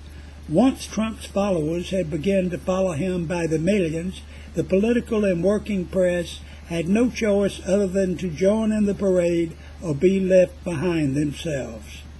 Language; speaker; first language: English; native; English